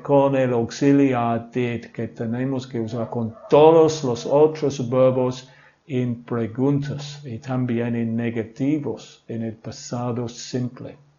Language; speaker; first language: Spanish; non-native, fluent; English